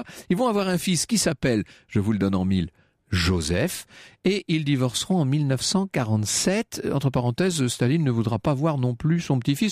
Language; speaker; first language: French; native; French